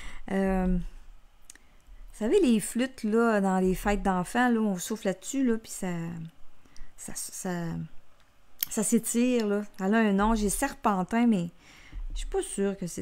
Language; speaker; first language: French; native; French